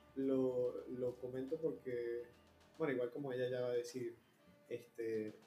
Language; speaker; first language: Spanish; native; Spanish